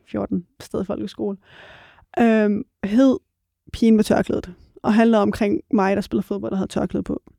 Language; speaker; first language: Danish; early bilingual, other home language; Persian